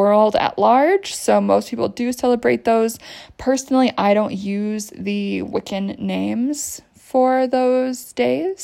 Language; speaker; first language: English; native; English